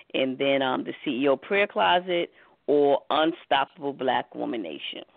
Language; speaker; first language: English; native; English